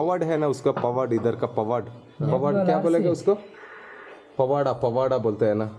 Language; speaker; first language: Hindi; non-native, local second language; Kannada